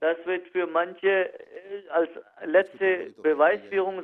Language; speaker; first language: German; non-native, fluent; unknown